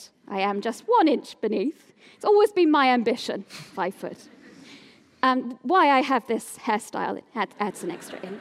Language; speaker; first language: English; native; English